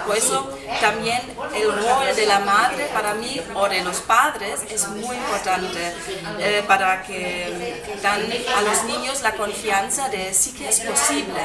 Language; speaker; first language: Spanish; non-native, fluent; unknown